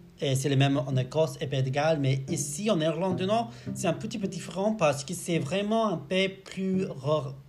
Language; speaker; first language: French; non-native, learner; English